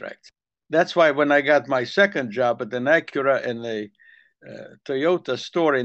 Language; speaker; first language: English; non-native, fluent; Hungarian